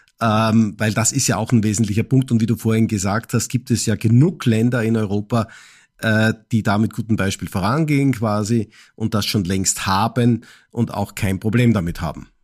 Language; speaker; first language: German; native; German